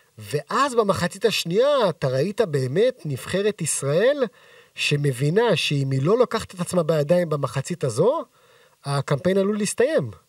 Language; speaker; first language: Hebrew; native; Hebrew